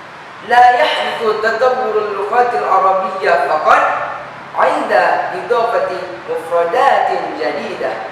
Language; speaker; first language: Arabic; non-native, learner; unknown